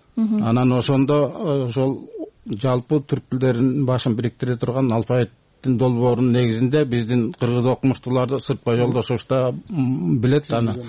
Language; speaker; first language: Kyrgyz; native; Kyrgyz